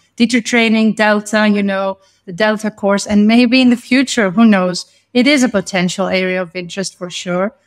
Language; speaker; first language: English; non-native, fluent; Greek